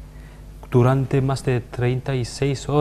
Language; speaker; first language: Spanish; non-native, fluent; Turkish